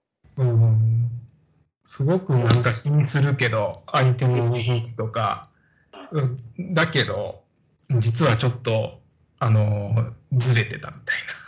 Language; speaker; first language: Japanese; native; Japanese